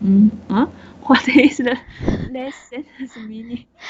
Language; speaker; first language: English; non-native, learner; Chinese